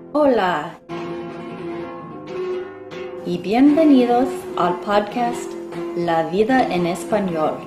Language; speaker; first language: Spanish; non-native, learner; English